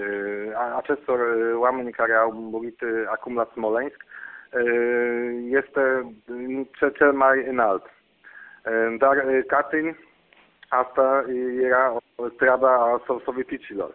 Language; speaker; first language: Romanian; non-native, fluent; Polish